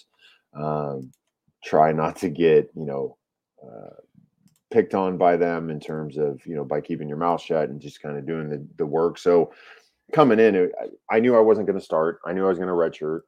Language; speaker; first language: English; native; English